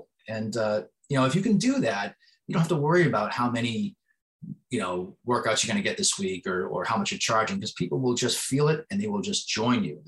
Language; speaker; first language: English; native; English